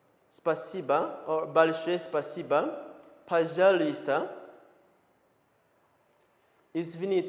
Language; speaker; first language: Russian; non-native, learner; Kinyarwanda